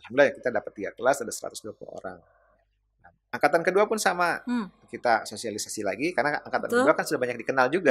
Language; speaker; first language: Indonesian; native; Indonesian